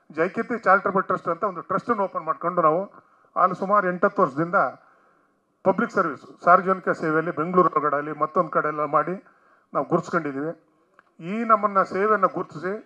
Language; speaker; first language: Kannada; native; Kannada